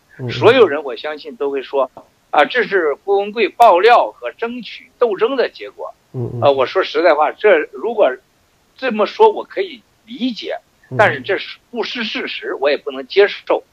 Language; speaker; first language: Chinese; native; Chinese